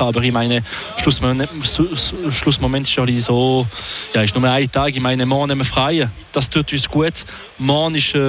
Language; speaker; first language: German; non-native, local second language; French